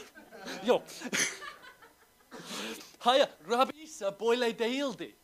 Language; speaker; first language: Turkish; non-native, fluent; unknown